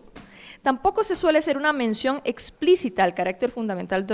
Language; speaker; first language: Spanish; native; Spanish